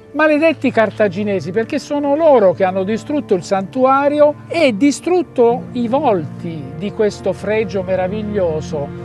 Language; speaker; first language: Italian; native; Italian